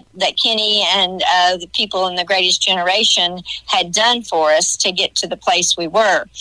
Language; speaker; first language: English; native; English